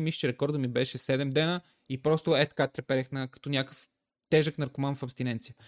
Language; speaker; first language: Bulgarian; native; Bulgarian